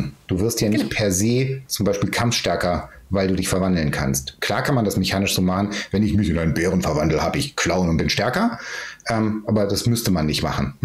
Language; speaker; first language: German; native; German